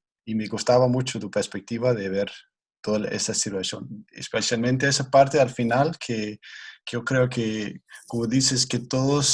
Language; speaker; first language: Spanish; non-native, fluent; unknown